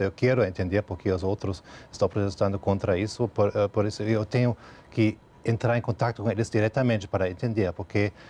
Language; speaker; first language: Portuguese; non-native, fluent; German